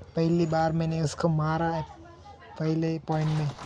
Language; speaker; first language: Hindi; non-native, local second language; Marathi